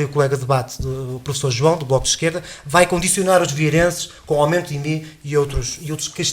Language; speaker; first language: Portuguese; native; Portuguese